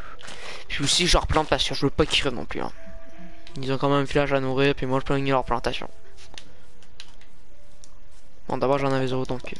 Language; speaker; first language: French; native; French